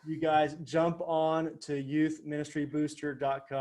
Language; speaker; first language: English; native; English